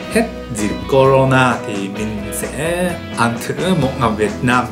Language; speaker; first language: Vietnamese; non-native, fluent; Japanese